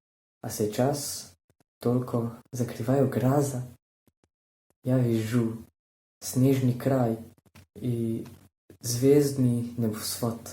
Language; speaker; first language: Russian; non-native, learner; Slovenian